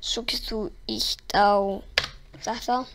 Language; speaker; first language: Icelandic; non-native, learner; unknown